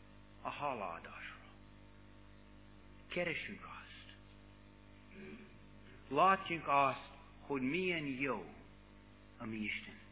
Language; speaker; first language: Hungarian; non-native, fluent; English